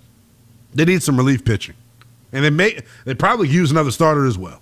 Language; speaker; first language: English; native; English